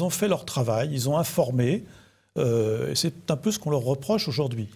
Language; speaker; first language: French; native; French